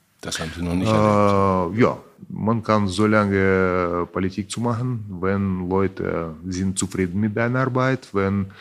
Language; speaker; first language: German; non-native, fluent; Russian